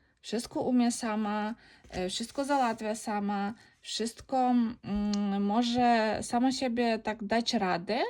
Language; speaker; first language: Polish; non-native, learner; Ukrainian